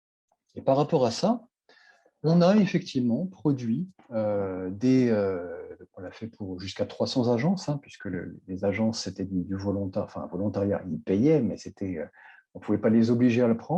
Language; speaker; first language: French; native; French